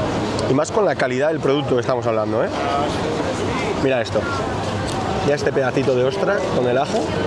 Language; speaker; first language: Spanish; native; Spanish